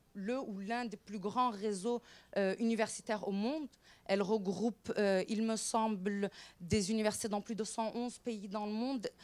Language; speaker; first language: French; non-native, local second language; Arabic